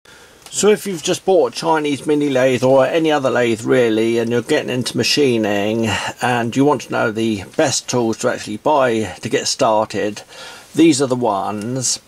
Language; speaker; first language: English; native; English